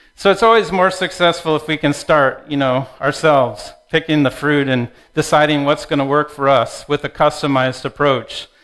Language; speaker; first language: English; native; English